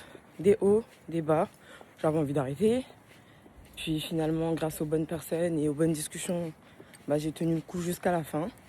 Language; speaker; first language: French; native; French